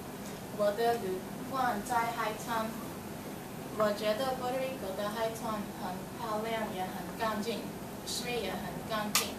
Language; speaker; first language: Chinese; non-native, learner; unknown